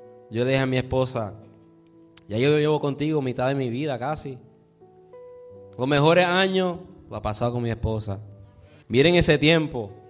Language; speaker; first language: Spanish; early bilingual, heritage; Spanish